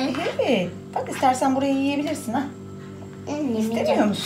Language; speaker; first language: Turkish; native; Turkish